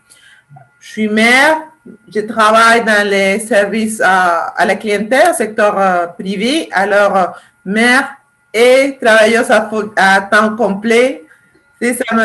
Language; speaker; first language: French; non-native, fluent; Spanish